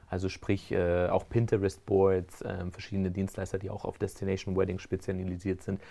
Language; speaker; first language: German; early bilingual, other home language; Spanish